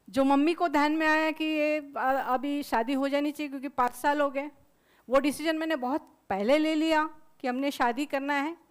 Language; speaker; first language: Hindi; non-native, local second language; Marathi